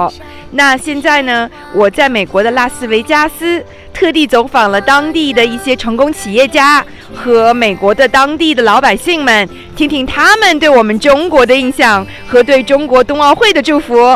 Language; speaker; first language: Chinese; native; Chinese